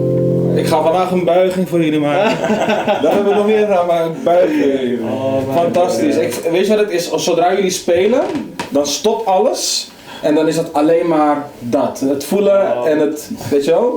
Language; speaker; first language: Dutch; native; Dutch